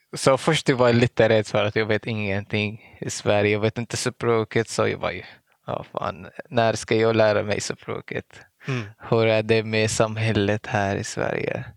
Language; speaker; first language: Swedish; non-native, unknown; Arabic